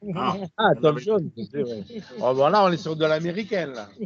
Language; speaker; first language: French; native; French